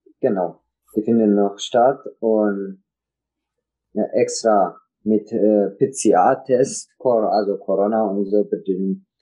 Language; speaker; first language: German; non-native, learner; Tigrinya